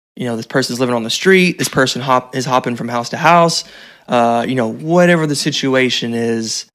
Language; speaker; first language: English; native; English